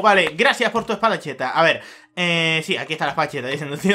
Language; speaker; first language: Spanish; native; Spanish